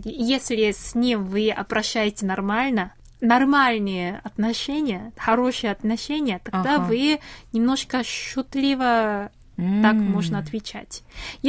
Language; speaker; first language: Russian; non-native, fluent; Korean